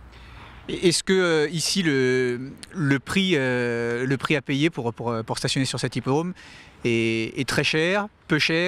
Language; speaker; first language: French; native; French